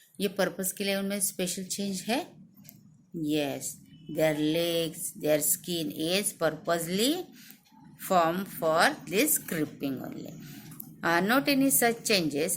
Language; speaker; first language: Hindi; non-native, local second language; Marathi